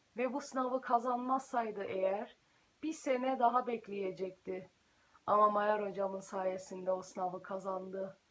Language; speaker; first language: Turkish; early bilingual, heritage; Turkish